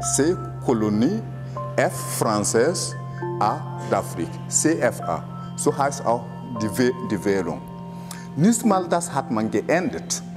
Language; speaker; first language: German; non-native, fluent; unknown